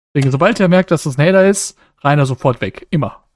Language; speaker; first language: German; native; German